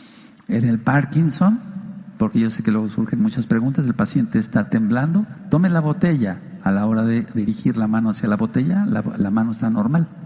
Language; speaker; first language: Spanish; native; Spanish